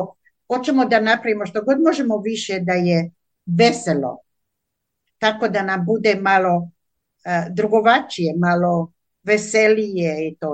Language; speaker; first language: Croatian; native; Croatian